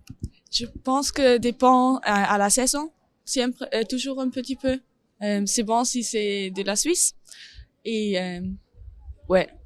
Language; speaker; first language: French; non-native, learner; German